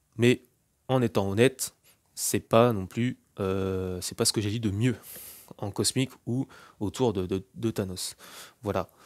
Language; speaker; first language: French; native; French